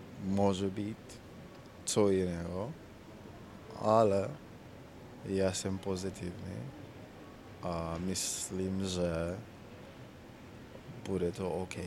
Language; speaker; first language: Czech; non-native, learner; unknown